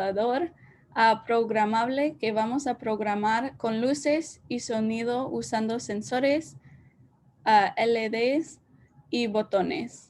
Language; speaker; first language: Spanish; early bilingual, heritage; Spanish